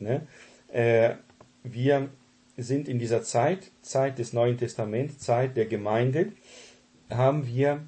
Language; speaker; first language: German; non-native, fluent; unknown